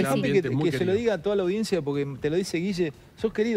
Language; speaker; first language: Spanish; native; Spanish